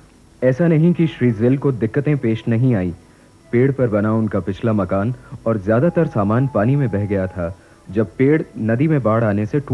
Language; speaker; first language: Hindi; native; Hindi